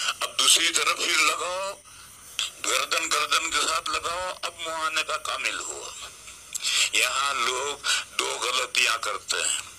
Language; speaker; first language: Urdu; non-native, local second language; Gujarati